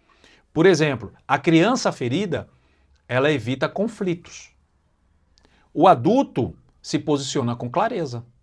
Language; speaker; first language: Portuguese; native; Portuguese